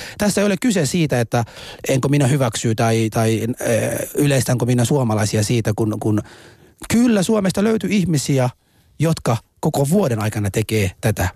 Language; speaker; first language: Finnish; non-native, fluent; Somali